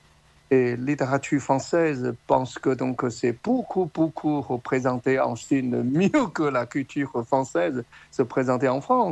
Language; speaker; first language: French; non-native, learner; Chinese